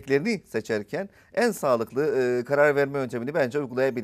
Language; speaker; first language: Turkish; native; Turkish